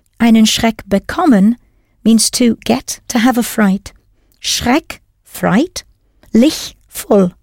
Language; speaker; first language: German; non-native, fluent; English